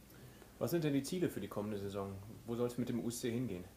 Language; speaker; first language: German; native; German